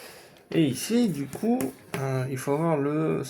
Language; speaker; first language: French; native; French